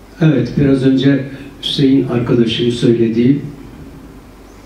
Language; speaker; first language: Turkish; native; Turkish